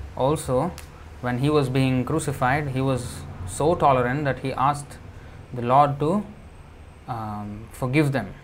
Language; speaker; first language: English; non-native, local second language; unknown